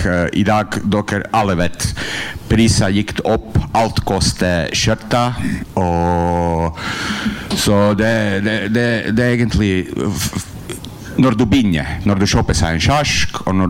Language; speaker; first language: Norwegian; non-native, learner; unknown